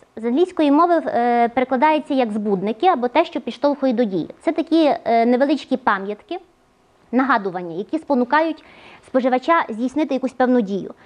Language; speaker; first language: Ukrainian; native; Ukrainian